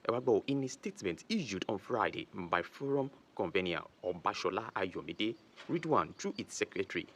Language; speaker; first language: English; non-native, local second language; Yoruba